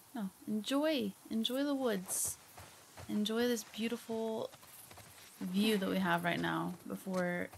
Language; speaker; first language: English; native; English